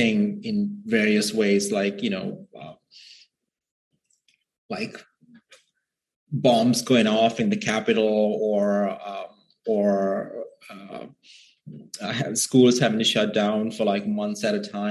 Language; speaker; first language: English; non-native, local second language; Sinhala